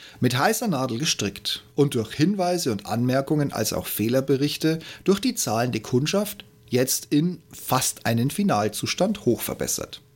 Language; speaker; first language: German; native; German